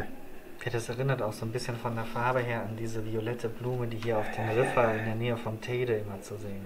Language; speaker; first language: German; native; German